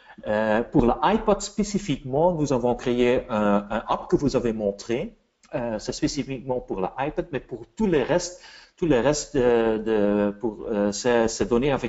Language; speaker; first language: French; non-native, fluent; Dutch